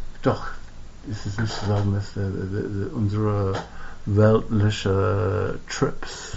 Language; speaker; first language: German; non-native, fluent; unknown